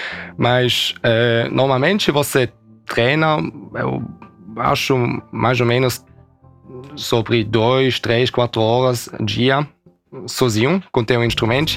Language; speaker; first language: Portuguese; early bilingual, heritage; Portuguese